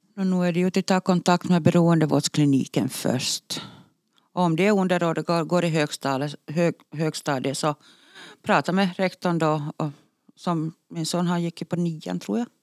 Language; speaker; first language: Swedish; native; Swedish